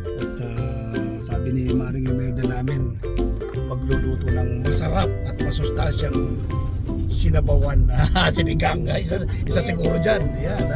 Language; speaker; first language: Filipino; native; Filipino